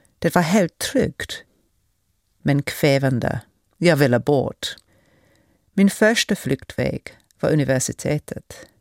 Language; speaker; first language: Swedish; non-native, fluent; English